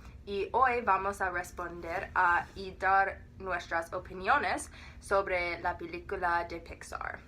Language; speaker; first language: Spanish; non-native, learner; English